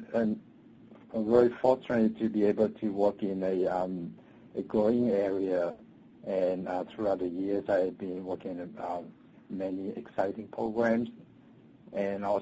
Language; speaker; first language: English; non-native, local second language; Cantonese